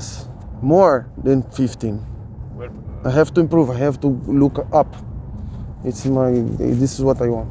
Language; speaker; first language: English; non-native, fluent; Portuguese